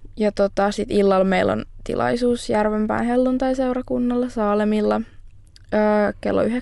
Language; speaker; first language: Finnish; native; Finnish